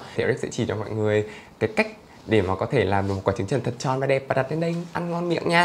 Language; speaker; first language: Vietnamese; native; Vietnamese